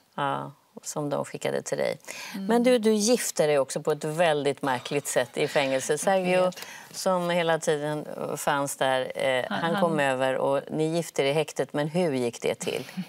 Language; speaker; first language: Swedish; native; Swedish